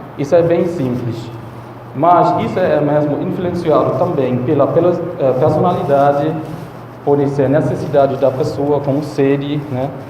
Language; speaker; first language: Portuguese; non-native, fluent; German